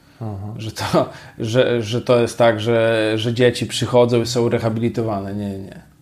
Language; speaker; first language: Polish; native; Polish